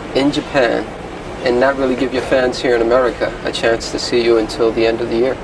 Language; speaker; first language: English; native; English